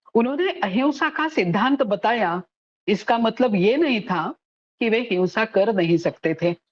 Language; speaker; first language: Hindi; non-native, local second language; Marathi